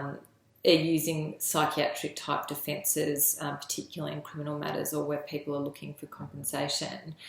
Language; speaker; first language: English; native; English